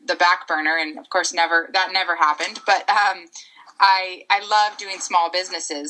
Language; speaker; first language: English; native; English